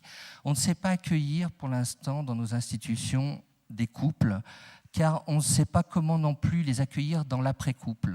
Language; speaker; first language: French; native; French